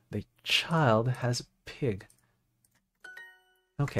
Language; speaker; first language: English; native; English